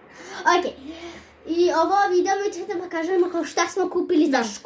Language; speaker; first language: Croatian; early bilingual, heritage; Croatian